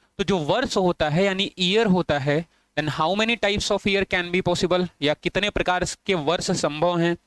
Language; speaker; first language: Hindi; native; Hindi